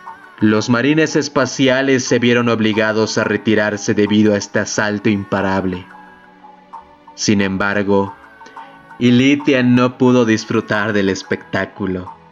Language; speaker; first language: Spanish; native; Spanish